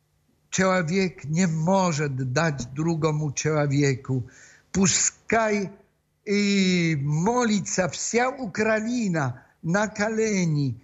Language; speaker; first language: Russian; non-native, fluent; Polish